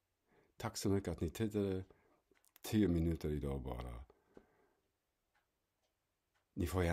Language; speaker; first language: Swedish; non-native, fluent; German